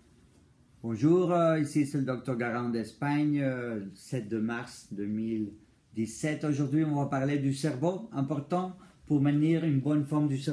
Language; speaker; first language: French; non-native, fluent; Spanish